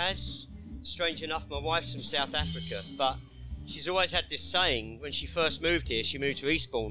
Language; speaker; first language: English; native; English